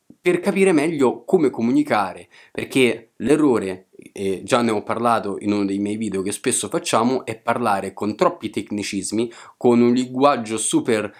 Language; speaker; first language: Italian; native; Italian